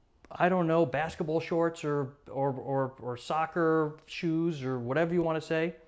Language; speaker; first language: English; native; English